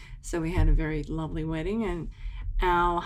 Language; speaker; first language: English; native; English